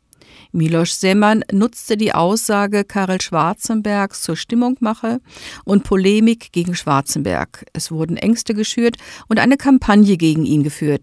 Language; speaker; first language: German; native; German